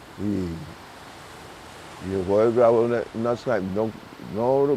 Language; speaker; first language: Spanish; non-native, local second language; English